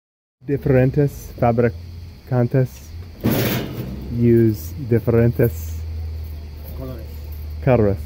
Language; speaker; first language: Spanish; non-native, learner; English